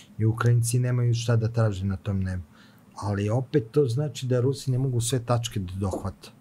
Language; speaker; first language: Serbian; native; Serbian